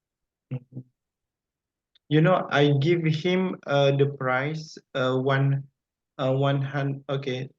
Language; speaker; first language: English; non-native, fluent; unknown